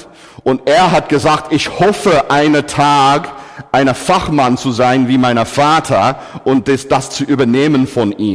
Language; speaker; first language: German; non-native, fluent; English